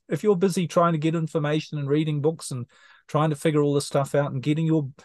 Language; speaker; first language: English; native; English